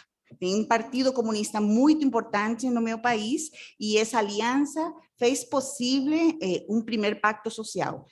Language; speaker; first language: Portuguese; non-native, fluent; Spanish